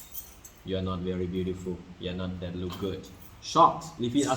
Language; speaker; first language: English; non-native, learner; Lao